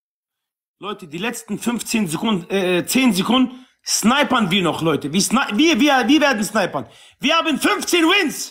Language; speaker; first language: German; non-native, local second language; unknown